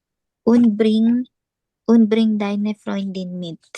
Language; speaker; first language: German; non-native, learner; Filipino